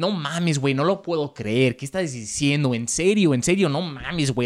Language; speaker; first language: Spanish; early bilingual, heritage; Spanish